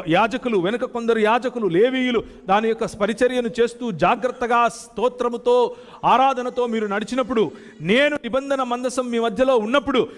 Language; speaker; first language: Telugu; native; Telugu